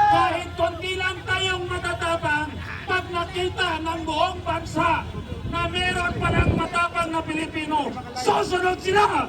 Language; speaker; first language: Filipino; non-native, local second language; Cebuano